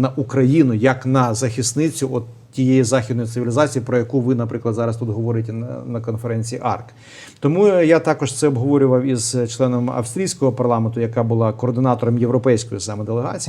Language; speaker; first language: Ukrainian; native; Ukrainian